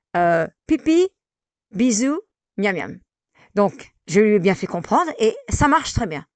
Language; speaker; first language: French; native; French